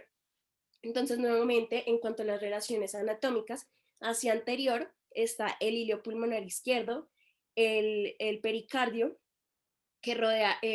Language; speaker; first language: Spanish; native; Spanish